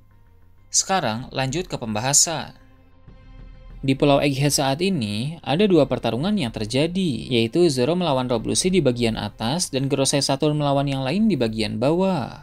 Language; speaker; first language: Indonesian; native; Indonesian